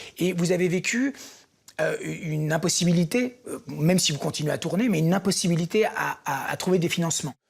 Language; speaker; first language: French; native; French